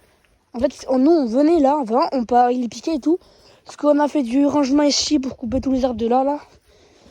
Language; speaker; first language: French; native; French